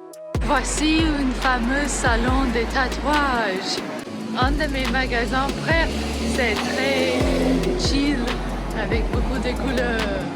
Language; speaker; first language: French; non-native, learner; English